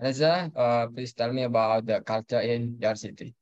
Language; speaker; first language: English; non-native, learner; Indonesian